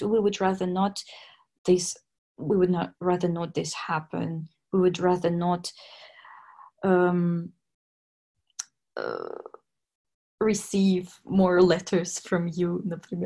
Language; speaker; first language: English; non-native, fluent; Russian